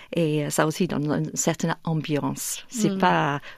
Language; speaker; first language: French; non-native, fluent; English